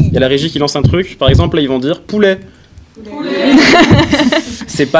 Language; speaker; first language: French; native; French